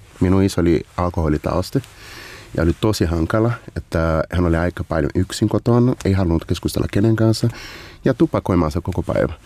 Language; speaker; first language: Finnish; non-native, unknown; Portuguese